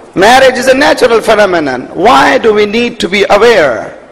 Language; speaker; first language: English; non-native, local second language; Urdu